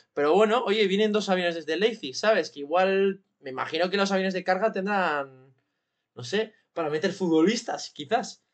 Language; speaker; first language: Spanish; native; Spanish